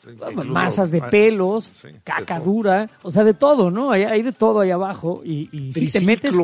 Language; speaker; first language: Spanish; native; Spanish